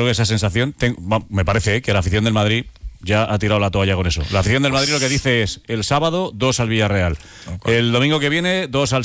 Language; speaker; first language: Spanish; native; Spanish